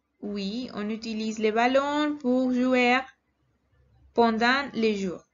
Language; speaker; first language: French; non-native, learner; Spanish